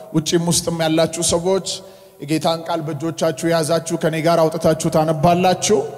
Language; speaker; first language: Amharic; native; Amharic